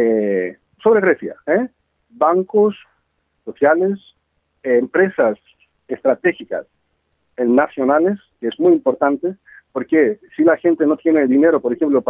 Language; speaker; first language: Spanish; non-native, fluent; Greek